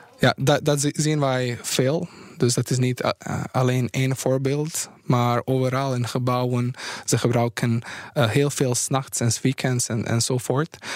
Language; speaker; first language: Dutch; non-native, fluent; Bosnian